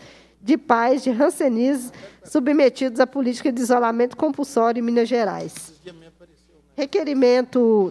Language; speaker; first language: Portuguese; native; Portuguese